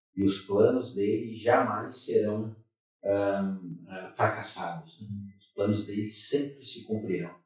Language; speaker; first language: Portuguese; native; Portuguese